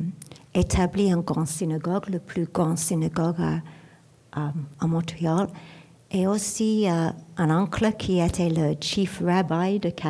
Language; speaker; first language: French; non-native, learner; English